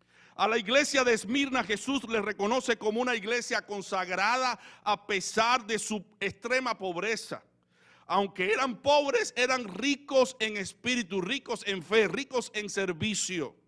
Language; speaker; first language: Spanish; native; Spanish